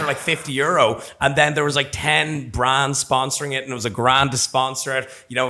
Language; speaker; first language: English; native; English